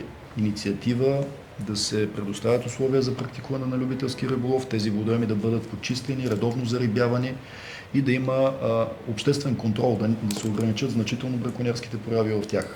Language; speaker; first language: Bulgarian; native; Bulgarian